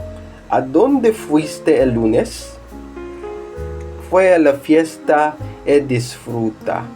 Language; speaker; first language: Spanish; non-native, fluent; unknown